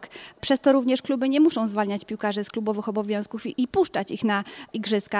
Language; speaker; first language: Polish; native; Polish